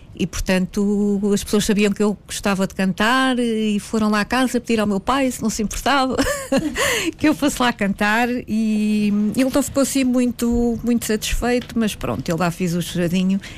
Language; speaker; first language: Portuguese; native; Portuguese